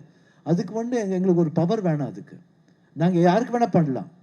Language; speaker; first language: Tamil; non-native, local second language; Kannada